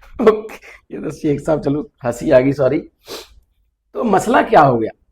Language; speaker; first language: Hindi; non-native, local second language; Punjabi